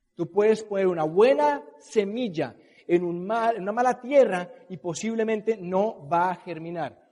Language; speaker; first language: Spanish; native; Spanish